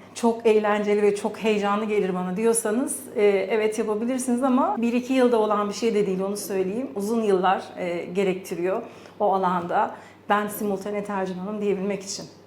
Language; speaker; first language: Turkish; early bilingual, heritage; Turkish